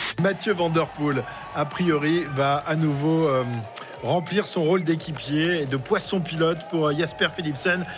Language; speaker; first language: French; native; French